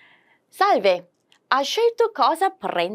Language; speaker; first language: Italian; non-native, fluent; Korean